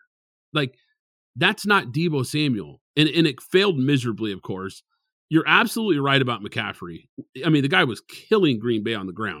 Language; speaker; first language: English; native; English